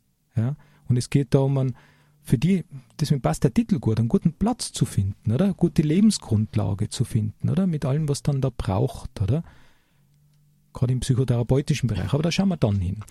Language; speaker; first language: German; native; German